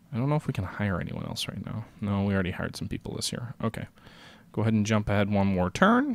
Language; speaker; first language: English; native; English